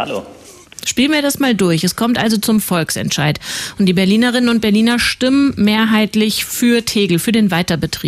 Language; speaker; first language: German; native; German